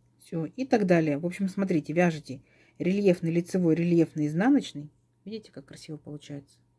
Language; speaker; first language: Russian; native; Russian